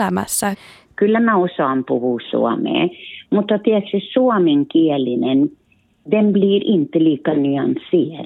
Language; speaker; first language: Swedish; early bilingual, other home language; Finnish